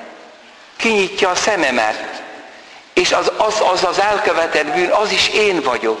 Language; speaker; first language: Hungarian; native; Hungarian